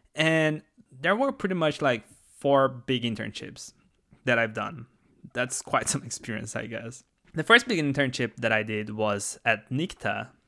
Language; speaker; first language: English; non-native, fluent; Portuguese